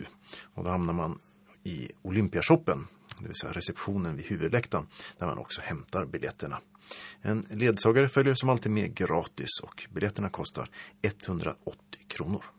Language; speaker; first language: Swedish; native; Swedish